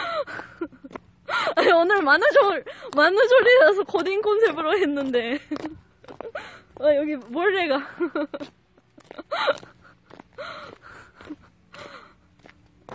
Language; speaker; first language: Korean; non-native, fluent; Japanese